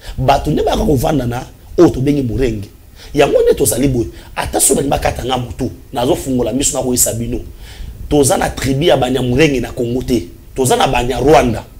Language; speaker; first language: Lingala; non-native, local second language; Swahili